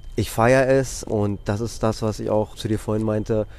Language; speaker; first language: German; non-native, fluent; Greek